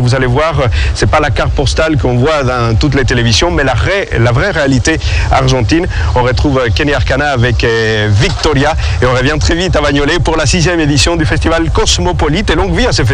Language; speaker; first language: French; native; French